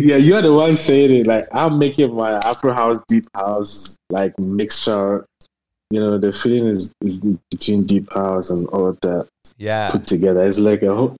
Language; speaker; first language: English; non-native, local second language; Akan